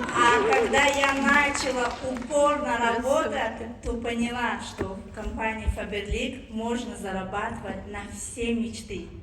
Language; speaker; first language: Russian; non-native, fluent; Tajik